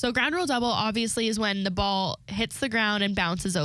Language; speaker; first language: English; native; English